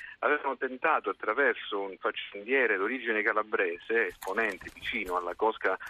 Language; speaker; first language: Italian; native; Italian